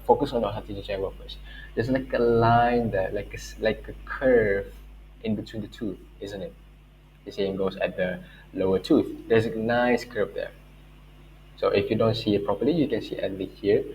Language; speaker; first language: English; non-native, local second language; Malay